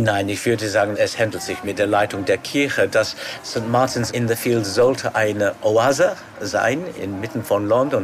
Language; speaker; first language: German; non-native, fluent; English